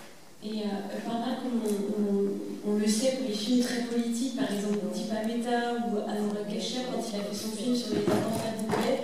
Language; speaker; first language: French; native; French